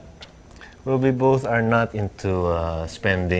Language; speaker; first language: English; non-native, local second language; Filipino